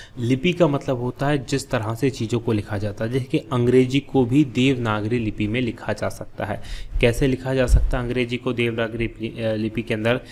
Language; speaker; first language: Hindi; native; Hindi